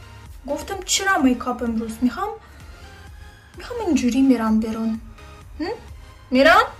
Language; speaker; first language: Persian; non-native, learner; Turkish